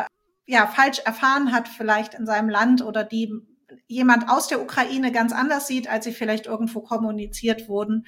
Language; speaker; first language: German; native; German